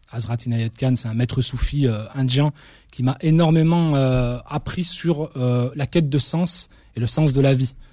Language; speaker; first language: French; early bilingual, other home language; Arabic